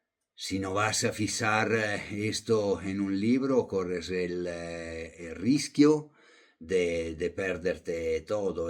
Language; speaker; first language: Spanish; non-native, fluent; Italian